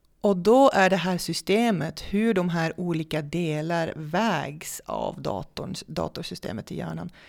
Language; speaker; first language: Swedish; non-native, fluent; Dutch